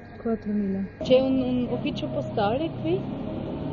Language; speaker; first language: Italian; non-native, learner; German